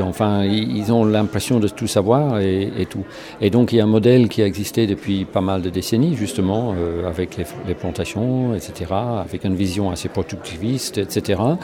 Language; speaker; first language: French; native; French